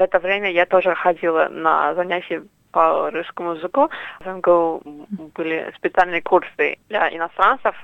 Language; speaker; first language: Russian; non-native, fluent; English